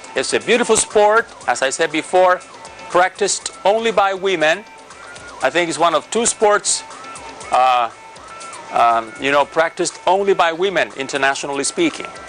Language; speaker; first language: English; non-native, fluent; Spanish